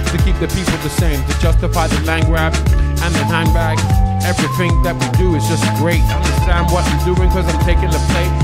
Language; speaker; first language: English; native; English